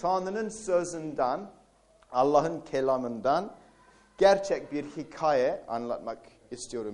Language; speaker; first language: Turkish; non-native, fluent; English